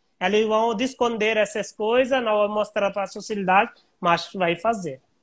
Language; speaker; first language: Portuguese; non-native, learner; Hindi